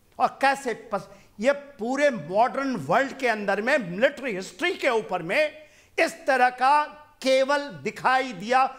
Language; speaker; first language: Hindi; non-native, local second language; Punjabi